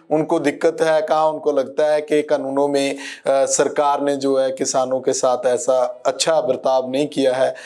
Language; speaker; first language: Hindi; non-native, local second language; Punjabi